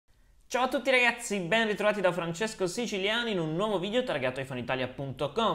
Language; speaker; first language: Italian; native; Italian